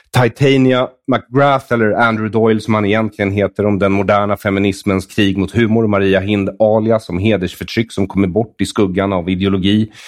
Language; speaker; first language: Swedish; native; Swedish